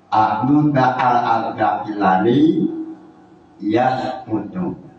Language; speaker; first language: Arabic; non-native, fluent; Indonesian